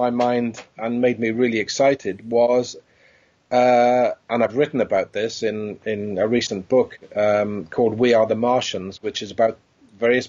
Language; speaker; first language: English; native; English